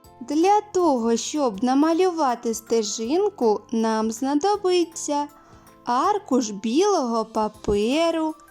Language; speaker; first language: Ukrainian; native; Ukrainian